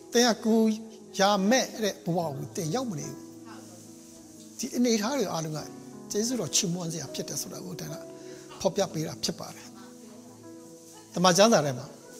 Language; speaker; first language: Burmese; non-native, local second language; Hakha Chin